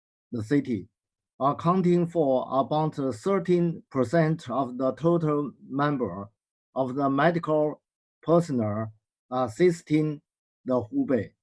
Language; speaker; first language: English; non-native, learner; Chinese